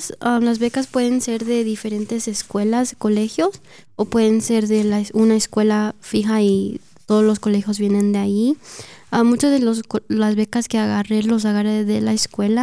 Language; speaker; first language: Spanish; early bilingual, heritage; Spanish